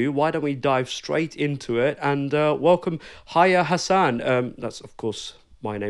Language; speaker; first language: English; early bilingual, other home language; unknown